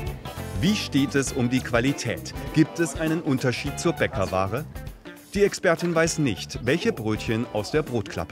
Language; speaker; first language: German; native; German